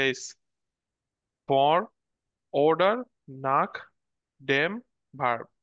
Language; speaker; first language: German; non-native, learner; Bangla